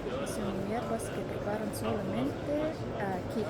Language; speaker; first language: Spanish; non-native, learner; Turkmen